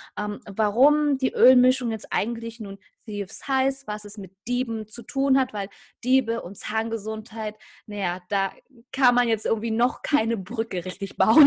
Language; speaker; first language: German; native; German